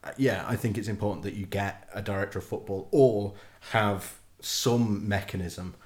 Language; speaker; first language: English; native; English